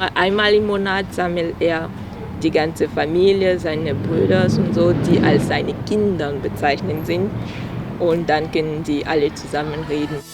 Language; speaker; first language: German; non-native, fluent; French